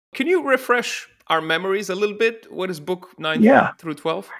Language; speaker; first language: English; non-native, fluent; Slovenian